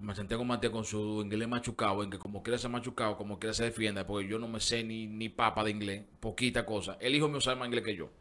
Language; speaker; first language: Spanish; native; Spanish